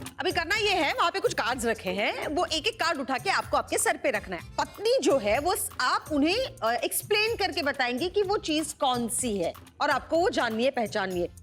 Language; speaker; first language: Hindi; native; Hindi